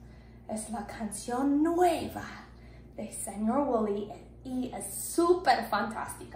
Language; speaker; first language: Spanish; non-native, fluent; English